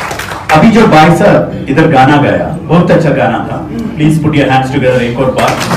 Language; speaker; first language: Hindi; non-native, fluent; Bangla